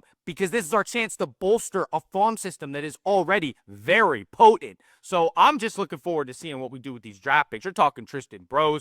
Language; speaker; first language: English; native; English